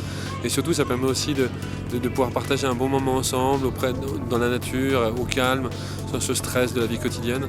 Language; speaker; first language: French; native; French